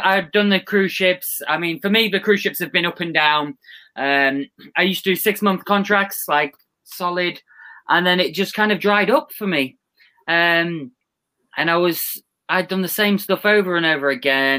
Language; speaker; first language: English; native; English